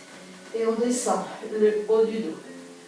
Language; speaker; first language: French; native; French